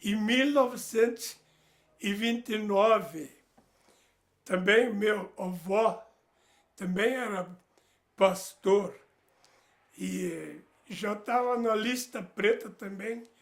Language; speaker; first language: Portuguese; early bilingual, other home language; Low German